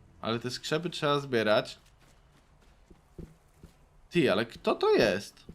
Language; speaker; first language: Polish; native; Polish